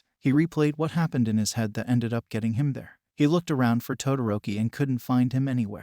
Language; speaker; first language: English; native; English